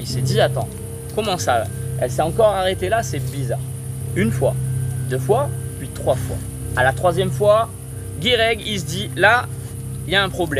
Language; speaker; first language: French; native; French